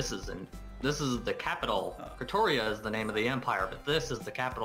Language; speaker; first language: English; native; English